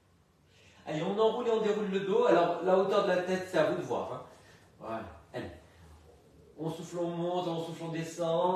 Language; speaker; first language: French; native; French